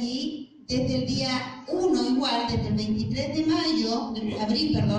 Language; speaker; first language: Spanish; native; Spanish